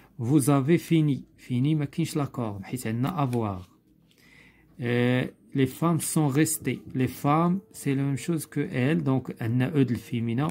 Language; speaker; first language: French; non-native, local second language; Arabic